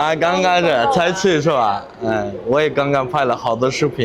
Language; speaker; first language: Chinese; non-native, fluent; Azerbaijani